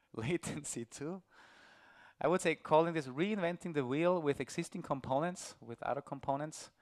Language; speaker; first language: English; non-native, fluent; German